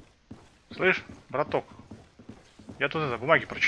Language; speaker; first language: Russian; native; Russian